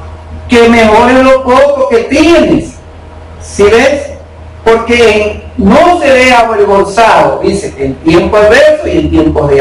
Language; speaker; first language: Spanish; native; Spanish